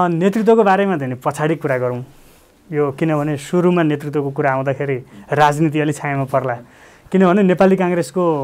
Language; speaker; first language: Nepali; native; Nepali